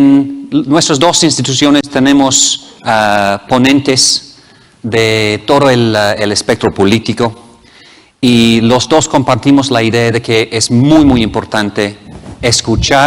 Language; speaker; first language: Spanish; non-native, fluent; English